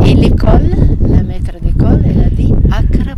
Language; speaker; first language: French; non-native, learner; Italian